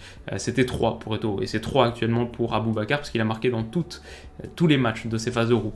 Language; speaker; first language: French; native; French